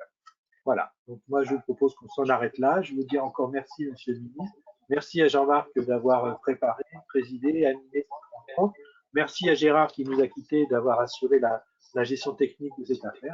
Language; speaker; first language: French; native; French